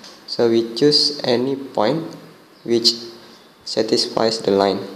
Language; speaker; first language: English; non-native, local second language; Malay